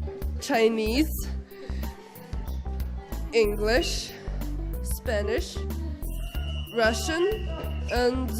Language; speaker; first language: English; non-native, fluent; Russian